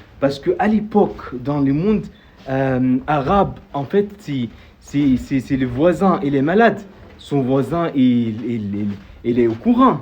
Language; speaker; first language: French; non-native, fluent; Arabic